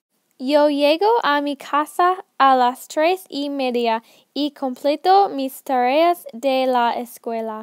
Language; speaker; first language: Spanish; non-native, learner; English